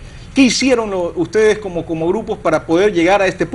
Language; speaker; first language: Spanish; native; Spanish